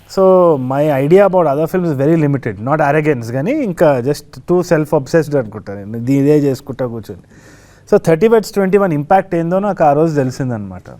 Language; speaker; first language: Telugu; native; Telugu